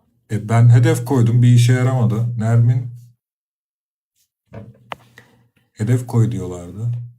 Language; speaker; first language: Turkish; native; Turkish